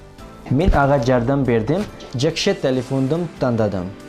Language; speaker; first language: Kyrgyz; non-native, learner; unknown